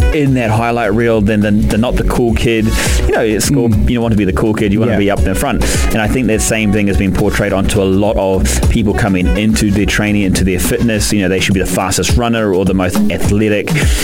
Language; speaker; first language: English; native; English